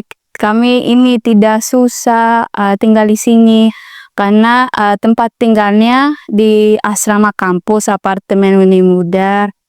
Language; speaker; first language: Indonesian; non-native, learner; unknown